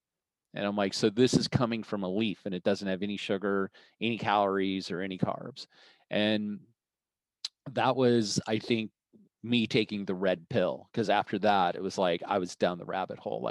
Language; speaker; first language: English; native; English